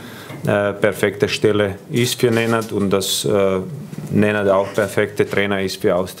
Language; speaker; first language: German; non-native, fluent; Croatian